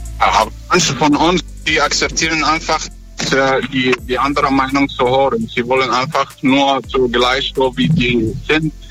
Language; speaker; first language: German; non-native, learner; Arabic